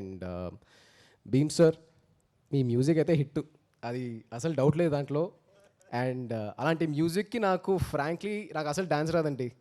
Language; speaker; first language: Telugu; early bilingual, heritage; Telugu